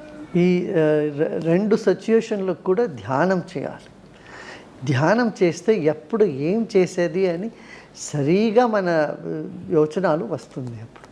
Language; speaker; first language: Telugu; non-native, local second language; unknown